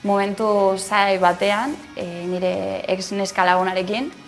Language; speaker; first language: Basque; non-native, local second language; Spanish